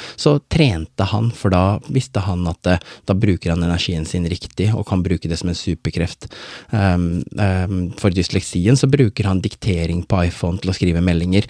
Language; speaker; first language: Norwegian; early bilingual, other home language; Tamil